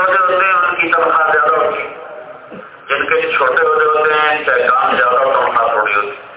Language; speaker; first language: Urdu; non-native, local second language; Punjabi